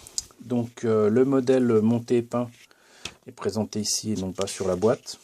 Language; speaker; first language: French; native; French